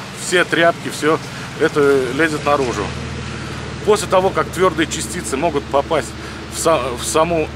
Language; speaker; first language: Russian; native; Russian